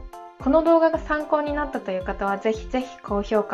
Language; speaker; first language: Japanese; native; Japanese